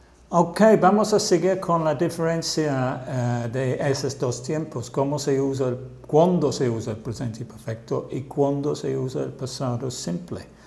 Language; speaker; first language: Spanish; non-native, fluent; English